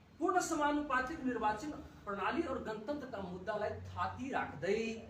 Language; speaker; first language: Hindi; non-native, local second language; Maithili